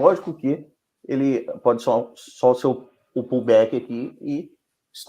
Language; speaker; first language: Portuguese; native; Portuguese